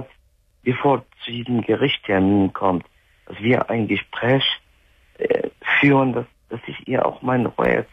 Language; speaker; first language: German; non-native, fluent; Arabic